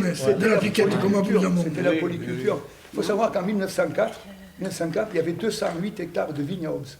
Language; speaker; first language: French; native; French